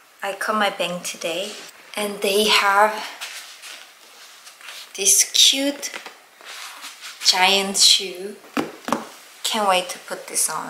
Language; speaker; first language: English; non-native, learner; Korean